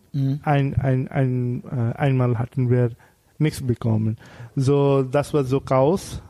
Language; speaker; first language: German; non-native, learner; Bangla